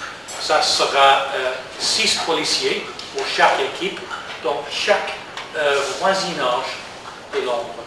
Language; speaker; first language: French; non-native, learner; English